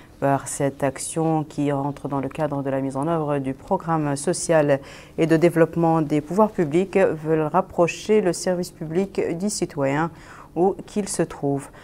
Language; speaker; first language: French; non-native, local second language; Arabic